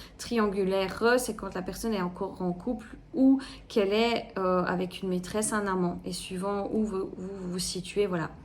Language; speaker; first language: French; native; French